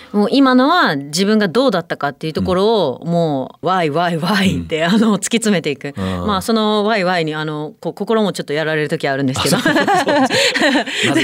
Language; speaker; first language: Japanese; native; Japanese